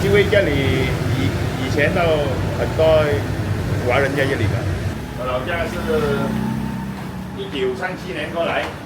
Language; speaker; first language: Chinese; early bilingual, heritage; Min Nan Chinese